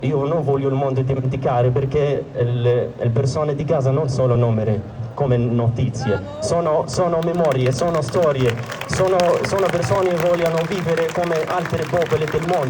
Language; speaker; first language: Italian; non-native, learner; Arabic